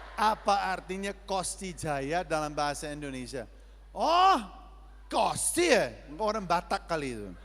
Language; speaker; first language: Indonesian; non-native, fluent; English